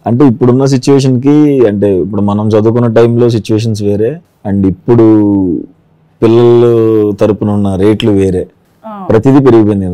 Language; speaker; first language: Telugu; native; Telugu